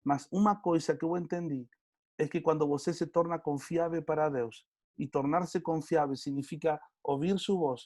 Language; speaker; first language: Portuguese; non-native, learner; Spanish